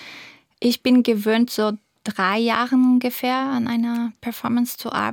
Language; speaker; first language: German; non-native, fluent; Portuguese